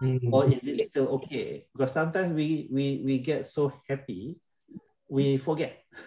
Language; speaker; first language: English; non-native, local second language; Malay